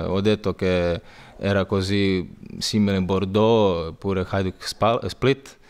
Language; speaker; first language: Italian; non-native, learner; Croatian